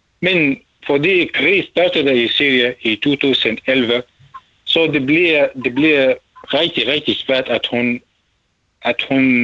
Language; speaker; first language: Danish; non-native, learner; Arabic